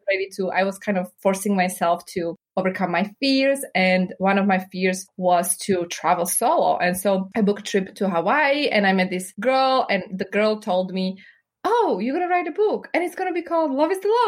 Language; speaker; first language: English; non-native, fluent; Slovak